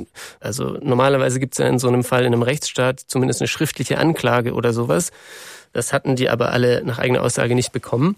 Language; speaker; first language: German; native; German